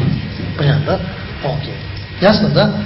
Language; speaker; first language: Russian; non-native, learner; Tibetan